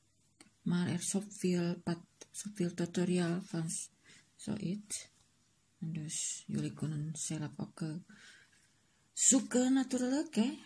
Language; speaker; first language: Dutch; non-native, learner; Indonesian